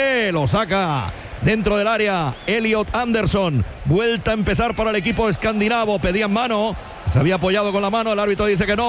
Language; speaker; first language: Spanish; native; Spanish